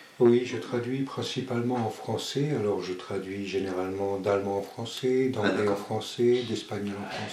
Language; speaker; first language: French; early bilingual, other home language; Spanish